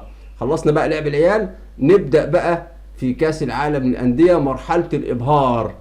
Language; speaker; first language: Arabic; native; Arabic